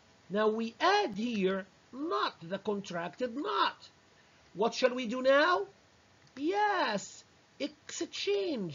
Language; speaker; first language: English; non-native, fluent; Arabic